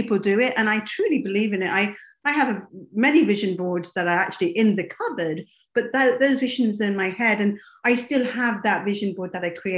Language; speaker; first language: English; native; English